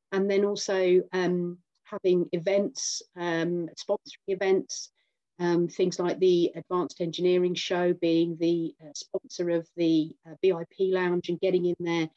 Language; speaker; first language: English; native; English